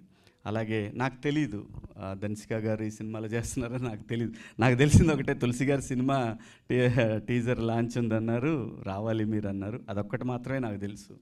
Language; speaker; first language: Telugu; native; Telugu